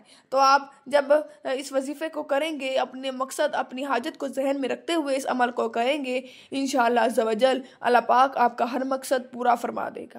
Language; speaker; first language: Urdu; native; Urdu